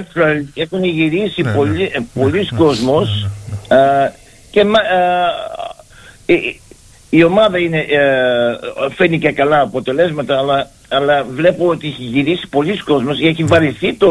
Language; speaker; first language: Greek; early bilingual, heritage; Greek